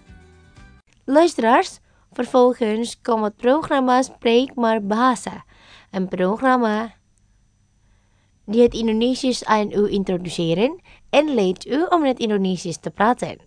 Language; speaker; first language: Dutch; non-native, fluent; Indonesian